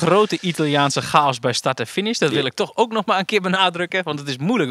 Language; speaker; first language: Dutch; native; Dutch